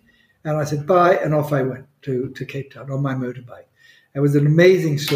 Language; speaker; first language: English; non-native, local second language; Swahili